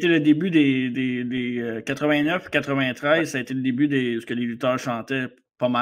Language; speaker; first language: French; native; French